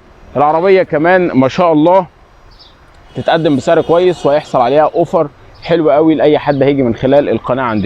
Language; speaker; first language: Arabic; native; Arabic